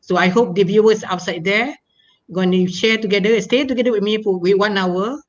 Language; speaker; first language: English; non-native, local second language; Malay